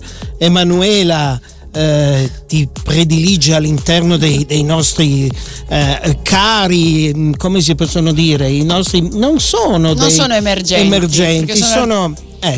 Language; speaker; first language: Italian; native; Italian